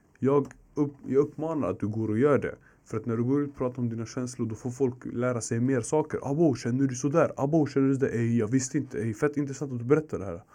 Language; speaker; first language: Swedish; early bilingual, other home language; Arabic